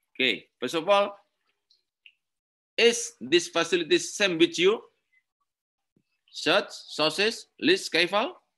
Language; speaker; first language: English; non-native, learner; Indonesian